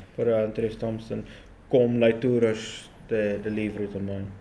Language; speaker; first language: Portuguese; non-native, learner; Afrikaans